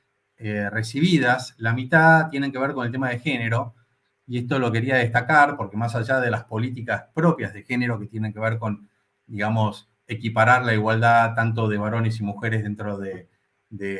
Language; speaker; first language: Spanish; native; Spanish